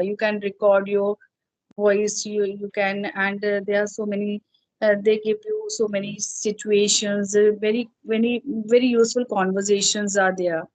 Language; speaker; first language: English; non-native, fluent; Hindi